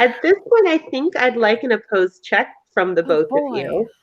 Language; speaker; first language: English; native; English